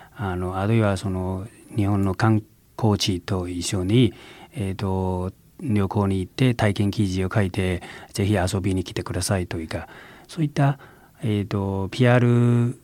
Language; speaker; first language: Japanese; non-native, fluent; Chinese